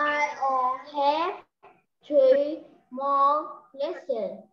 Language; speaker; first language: English; non-native, learner; Vietnamese